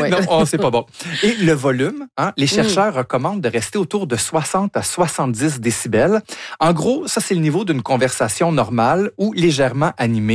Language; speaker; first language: French; native; French